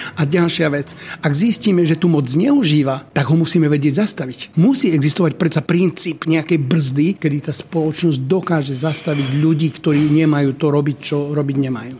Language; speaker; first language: Slovak; native; Slovak